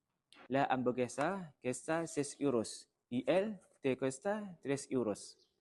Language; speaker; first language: Spanish; non-native, learner; Malay